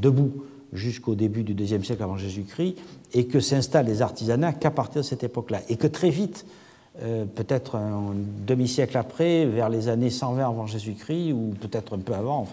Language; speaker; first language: French; native; French